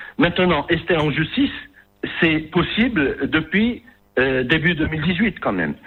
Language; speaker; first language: French; non-native, local second language; Arabic